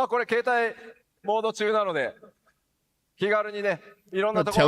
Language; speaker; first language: Japanese; native; Japanese